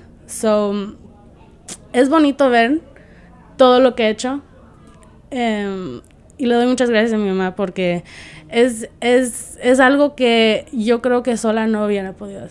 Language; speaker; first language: Spanish; early bilingual, heritage; Spanish